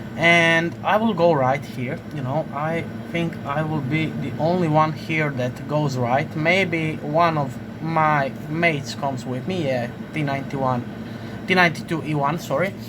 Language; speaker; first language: English; non-native, fluent; Croatian